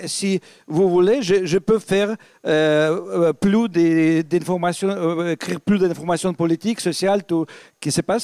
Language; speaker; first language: French; non-native, fluent; Russian